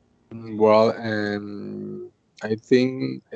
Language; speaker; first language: English; non-native, learner; Spanish